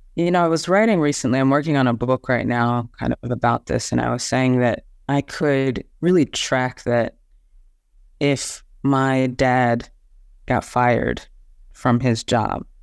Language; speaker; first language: English; native; English